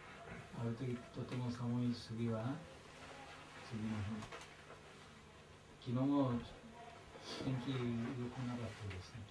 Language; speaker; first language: Japanese; non-native, learner; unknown